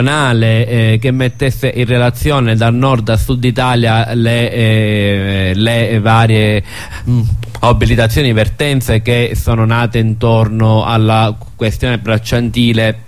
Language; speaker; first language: Italian; native; Italian